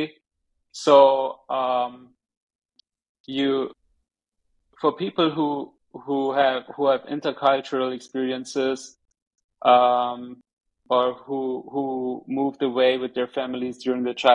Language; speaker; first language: English; non-native, fluent; German